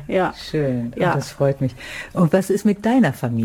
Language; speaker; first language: German; native; German